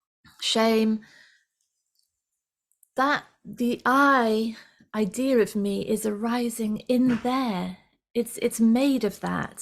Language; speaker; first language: English; native; English